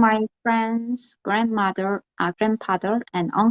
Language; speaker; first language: English; non-native, learner; Korean